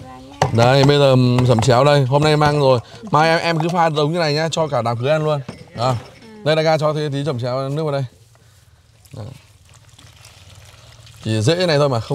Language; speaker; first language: Vietnamese; native; Vietnamese